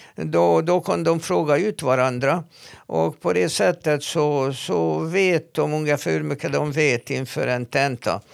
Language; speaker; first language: Swedish; non-native, fluent; Hungarian